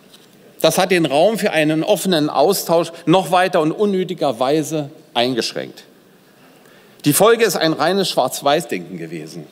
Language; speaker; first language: German; native; German